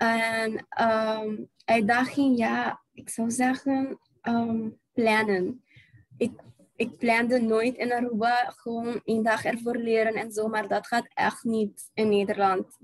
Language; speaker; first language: Dutch; non-native, local second language; Papiamento